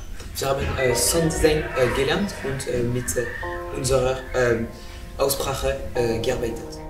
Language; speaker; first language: German; non-native, learner; French